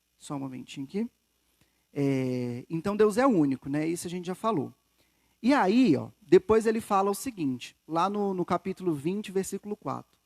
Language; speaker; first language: Portuguese; native; Portuguese